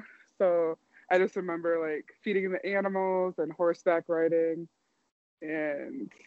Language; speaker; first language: English; native; English